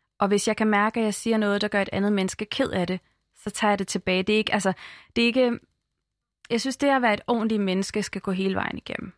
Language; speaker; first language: Danish; early bilingual, other home language; Arabic